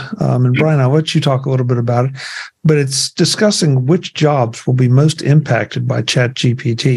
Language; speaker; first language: English; native; English